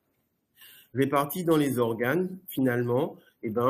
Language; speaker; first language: French; native; French